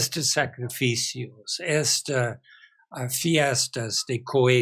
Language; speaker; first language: Spanish; non-native, fluent; English